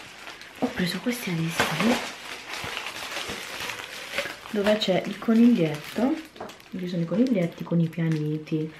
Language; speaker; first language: Italian; native; Italian